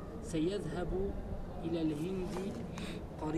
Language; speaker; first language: Arabic; non-native, learner; French